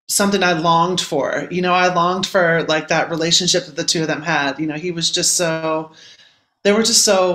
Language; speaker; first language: English; native; English